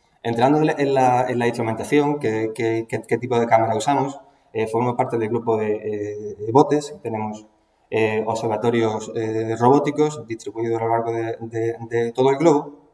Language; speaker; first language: Spanish; native; Spanish